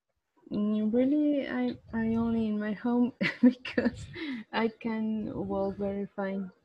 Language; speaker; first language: English; non-native, learner; Spanish